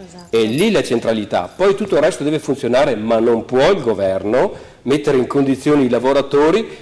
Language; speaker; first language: Italian; native; Italian